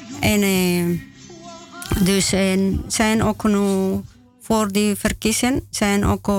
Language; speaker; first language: Dutch; non-native, learner; Spanish